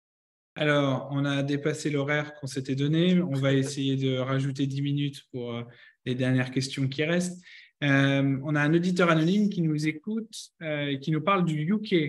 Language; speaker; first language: French; native; French